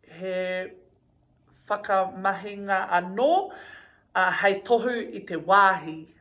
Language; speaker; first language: Māori; non-native, local second language; English